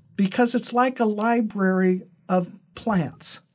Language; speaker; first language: English; native; English